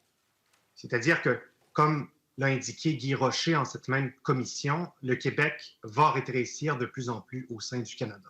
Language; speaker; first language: French; native; French